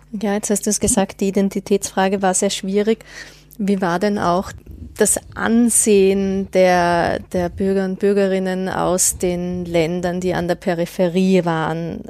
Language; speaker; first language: German; native; German